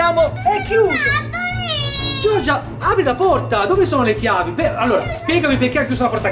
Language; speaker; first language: Italian; native; Italian